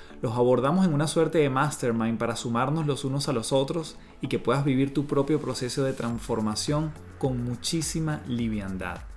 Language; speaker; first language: Spanish; native; Spanish